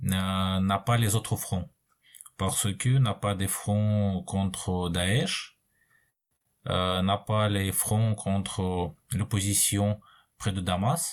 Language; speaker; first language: French; non-native, fluent; Russian